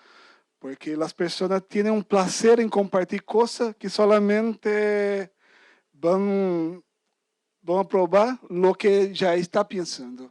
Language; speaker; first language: Spanish; non-native, fluent; Portuguese